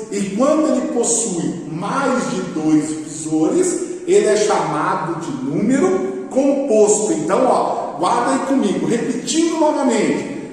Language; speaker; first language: Portuguese; native; Portuguese